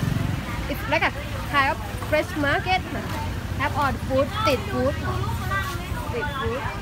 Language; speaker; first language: English; non-native, learner; Thai